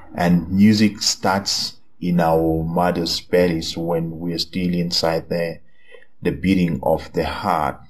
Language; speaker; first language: English; non-native, local second language; Swati